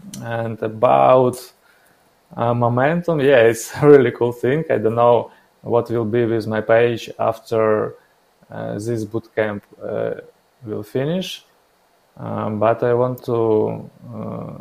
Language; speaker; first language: English; non-native, learner; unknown